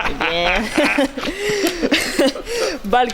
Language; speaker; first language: Spanish; non-native, learner; Portuguese